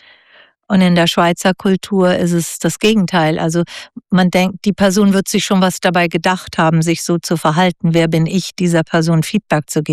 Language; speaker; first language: German; native; German